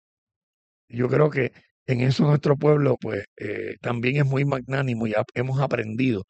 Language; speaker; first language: Spanish; native; Spanish